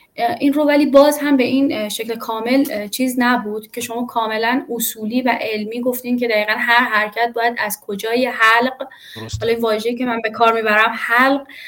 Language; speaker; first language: Persian; native; Persian